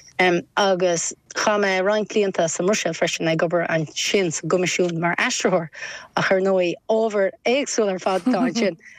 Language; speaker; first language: Irish; non-native, local second language; English